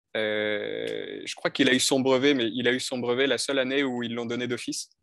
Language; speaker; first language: French; native; French